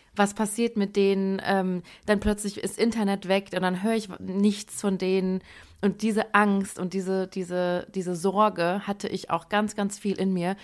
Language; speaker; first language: German; native; German